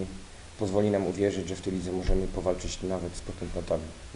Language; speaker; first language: Polish; native; Polish